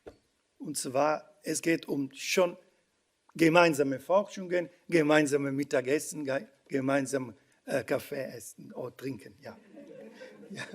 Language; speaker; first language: German; non-native, fluent; Italian